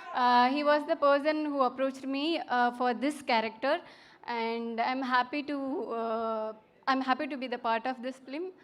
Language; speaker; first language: Telugu; non-native, learner; Tamil